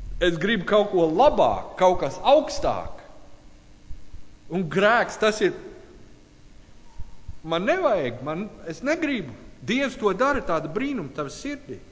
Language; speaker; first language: Latvian; non-native, learner; English